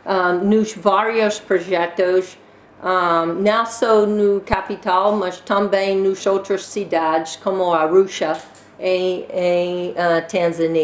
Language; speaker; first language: Portuguese; non-native, learner; English